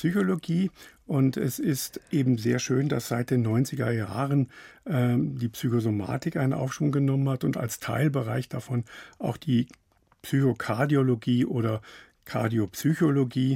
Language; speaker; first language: German; native; German